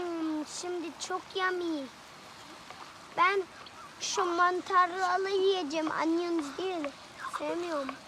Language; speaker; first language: Turkish; early bilingual, heritage; Turkish